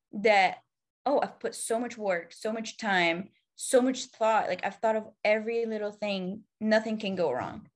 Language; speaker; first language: English; non-native, fluent; Arabic